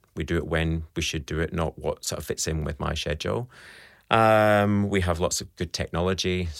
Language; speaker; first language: English; native; English